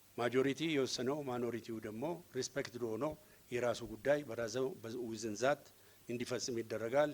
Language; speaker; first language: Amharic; non-native, local second language; Oromo